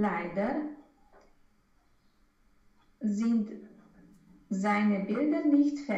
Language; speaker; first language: German; non-native, learner; Romanian